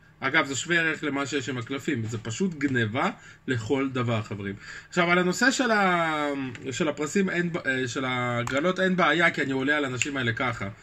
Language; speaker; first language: Hebrew; early bilingual, other home language; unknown